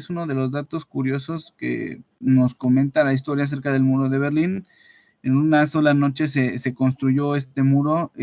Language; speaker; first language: Spanish; native; Spanish